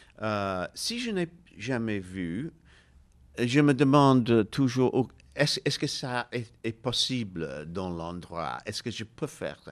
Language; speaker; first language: French; non-native, learner; English